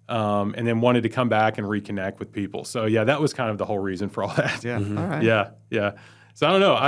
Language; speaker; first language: English; native; English